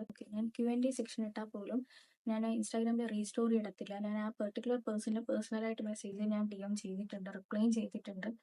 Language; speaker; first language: Malayalam; non-native, local second language; Tamil